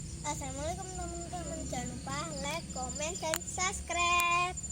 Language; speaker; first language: Indonesian; non-native, local second language; Javanese